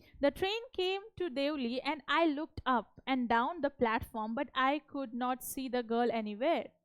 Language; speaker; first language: English; non-native, local second language; Hindi